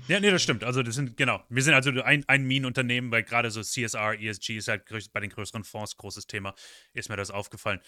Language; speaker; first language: German; native; German